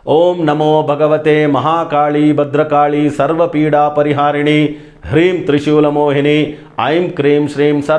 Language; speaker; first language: Hindi; non-native, local second language; Kannada